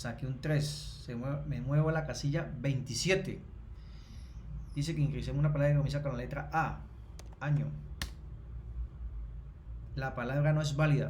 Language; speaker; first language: Spanish; native; Spanish